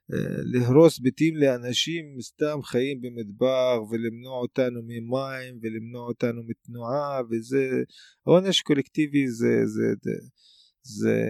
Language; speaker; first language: Hebrew; non-native, local second language; Arabic